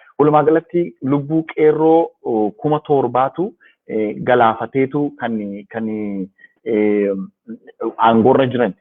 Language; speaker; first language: Oromo; native; Oromo